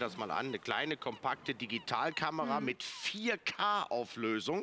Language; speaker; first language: German; native; German